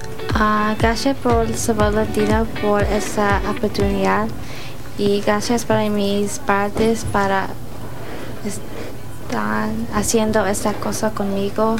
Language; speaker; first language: Spanish; early bilingual, heritage; Spanish